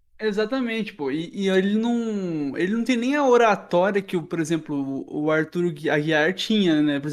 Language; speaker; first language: Portuguese; native; Portuguese